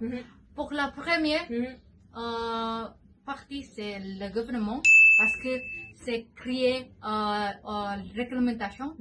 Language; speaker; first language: French; non-native, learner; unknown